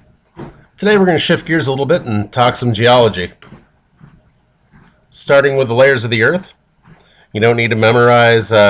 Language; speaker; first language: English; native; English